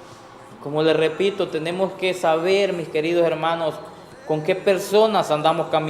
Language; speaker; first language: Spanish; native; Spanish